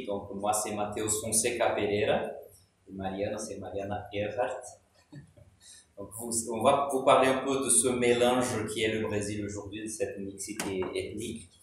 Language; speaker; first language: French; non-native, fluent; Portuguese